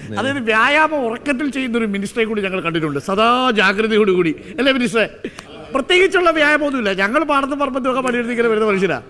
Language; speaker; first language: Malayalam; native; Malayalam